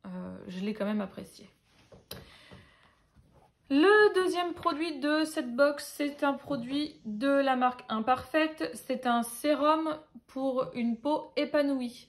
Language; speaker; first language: French; native; French